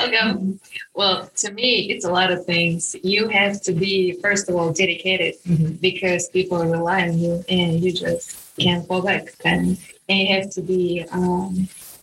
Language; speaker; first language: English; non-native, fluent; Russian